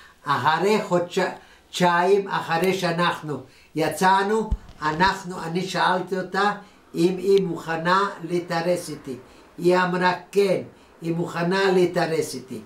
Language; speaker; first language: Hebrew; non-native, fluent; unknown